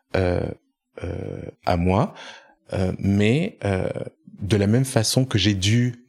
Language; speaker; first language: French; native; French